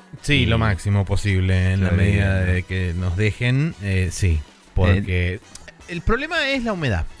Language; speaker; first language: Spanish; native; Spanish